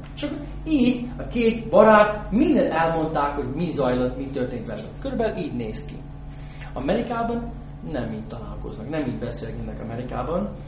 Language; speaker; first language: Hungarian; non-native, fluent; English